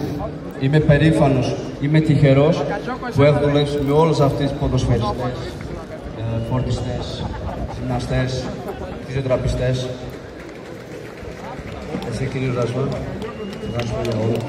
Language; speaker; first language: Greek; non-native, fluent; Portuguese